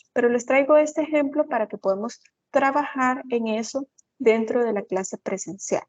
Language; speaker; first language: Spanish; native; Spanish